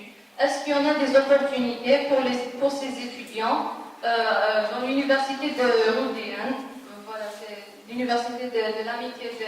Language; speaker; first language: French; non-native, local second language; Arabic